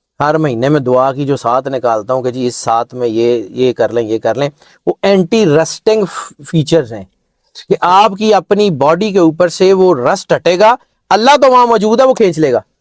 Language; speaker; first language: Urdu; non-native, local second language; Punjabi